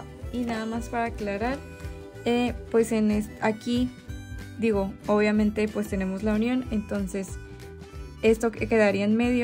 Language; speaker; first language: Spanish; native; Spanish